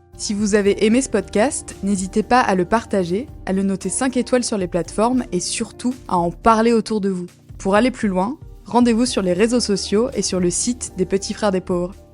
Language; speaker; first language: French; native; French